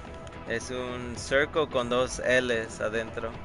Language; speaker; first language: Spanish; early bilingual, other home language; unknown